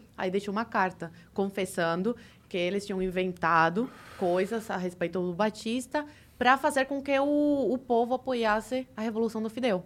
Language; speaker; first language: Portuguese; early bilingual, other home language; Spanish